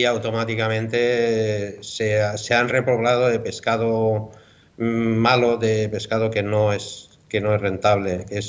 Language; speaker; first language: Spanish; native; Spanish